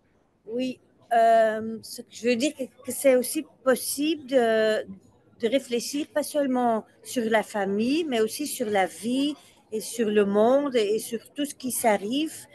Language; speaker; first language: French; non-native, local second language; Dutch